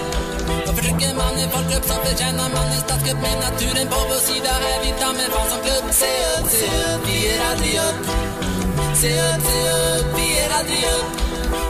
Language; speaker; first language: Swedish; native; Swedish